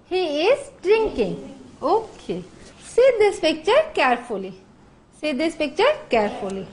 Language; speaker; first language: English; non-native, fluent; Gujarati